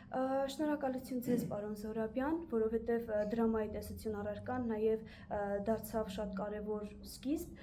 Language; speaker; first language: Armenian; native; Armenian